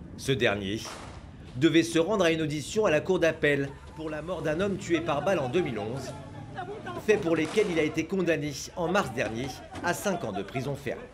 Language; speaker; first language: French; native; French